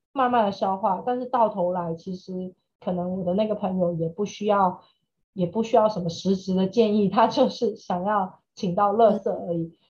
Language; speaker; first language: Chinese; native; Chinese